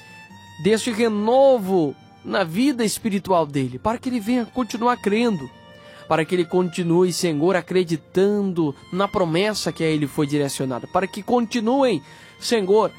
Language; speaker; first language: Portuguese; native; Portuguese